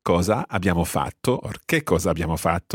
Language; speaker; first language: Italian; non-native, fluent; English